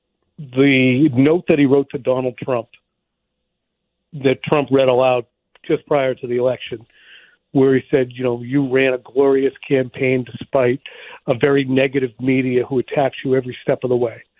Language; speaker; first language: English; native; English